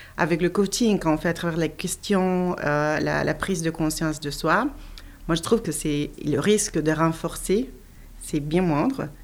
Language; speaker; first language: French; non-native, fluent; Spanish